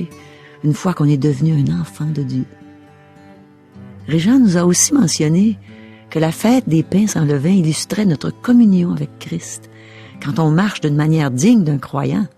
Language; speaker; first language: French; native; French